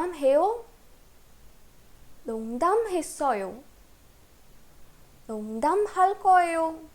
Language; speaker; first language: Korean; non-native, fluent; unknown